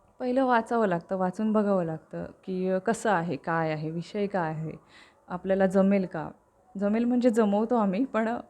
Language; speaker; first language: Marathi; native; Marathi